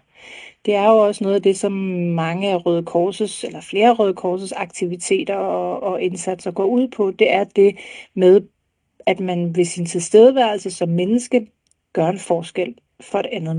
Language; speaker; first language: Danish; native; Danish